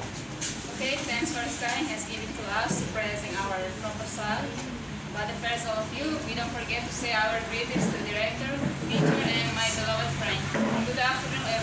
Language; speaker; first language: English; non-native, learner; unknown